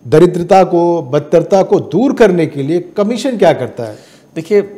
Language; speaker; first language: Hindi; native; Hindi